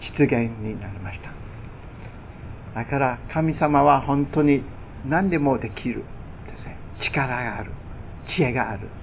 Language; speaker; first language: Japanese; non-native, fluent; English